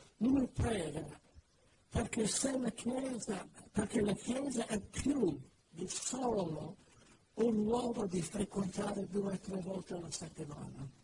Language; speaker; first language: Italian; non-native, fluent; English